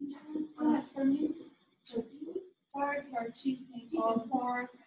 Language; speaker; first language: English; non-native, learner; Portuguese